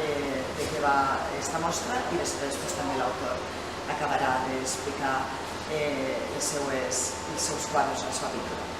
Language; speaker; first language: Catalan; native; Catalan